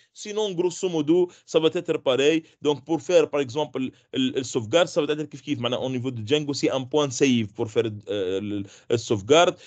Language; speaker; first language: French; non-native, local second language; Arabic